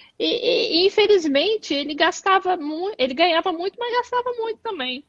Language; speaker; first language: Portuguese; native; Portuguese